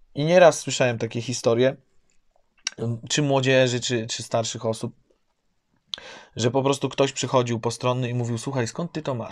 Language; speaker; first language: Polish; native; Polish